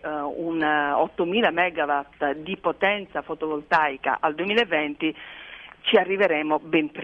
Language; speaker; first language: Italian; native; Italian